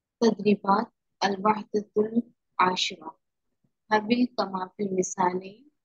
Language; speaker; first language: Arabic; non-native, learner; Urdu